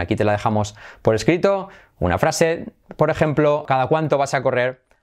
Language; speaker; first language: Spanish; native; Spanish